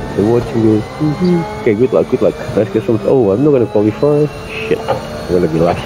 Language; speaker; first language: English; non-native, fluent; Portuguese